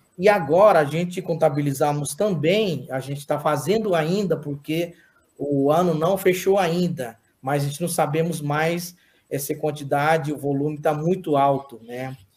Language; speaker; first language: Portuguese; non-native, local second language; Yanomámi